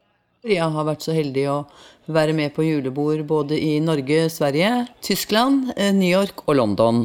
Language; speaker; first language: Norwegian; native; Norwegian